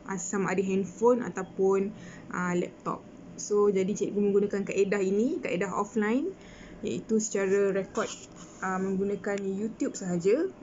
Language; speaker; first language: Malay; native; Malay